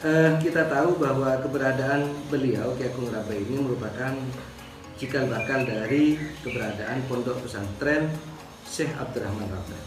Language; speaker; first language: Indonesian; non-native, local second language; Madurese